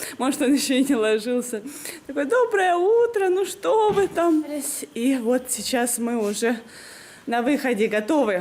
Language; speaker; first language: Russian; native; Russian